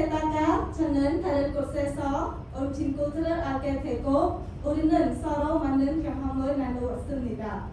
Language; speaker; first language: Korean; non-native, learner; Khmer